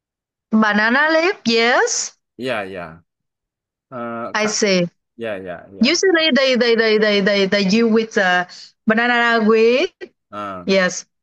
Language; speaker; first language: English; non-native, learner; Vietnamese